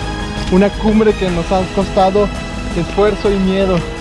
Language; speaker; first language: Spanish; native; Spanish